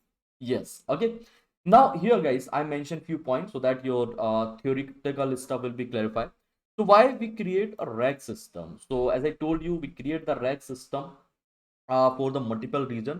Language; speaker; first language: English; non-native, local second language; Hindi